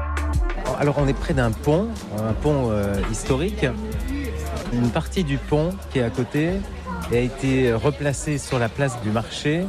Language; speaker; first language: French; native; French